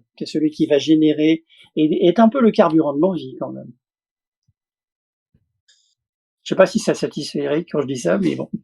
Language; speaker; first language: French; native; French